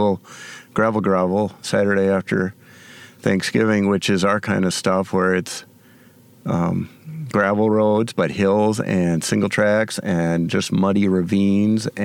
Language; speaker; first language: English; native; English